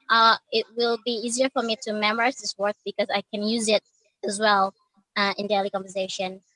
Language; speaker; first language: English; non-native, learner; Indonesian